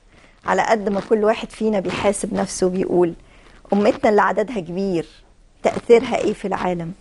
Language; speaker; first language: Arabic; native; Arabic